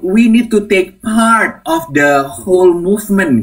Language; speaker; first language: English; non-native, fluent; Indonesian